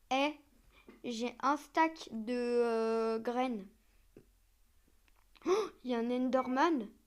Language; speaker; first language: French; native; French